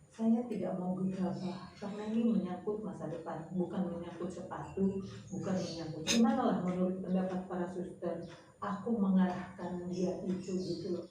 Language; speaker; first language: Indonesian; native; Indonesian